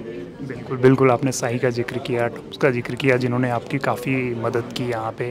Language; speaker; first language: Hindi; native; Hindi